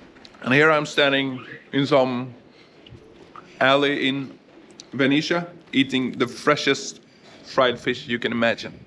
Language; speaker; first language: English; non-native, fluent; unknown